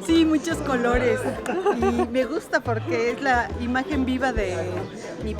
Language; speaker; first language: Spanish; native; Spanish